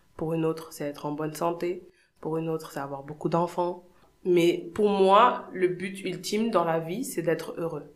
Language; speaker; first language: French; non-native, local second language; Wolof